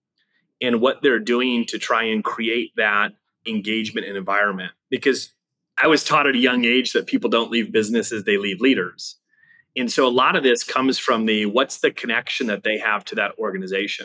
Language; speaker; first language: English; native; English